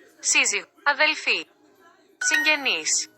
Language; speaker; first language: Greek; non-native, learner; Ukrainian